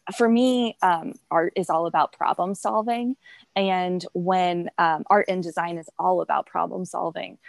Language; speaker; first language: English; native; English